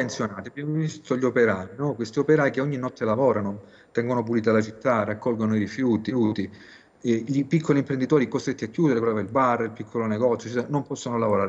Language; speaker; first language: Italian; native; Italian